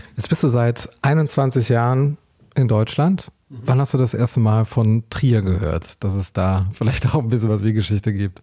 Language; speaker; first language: German; native; German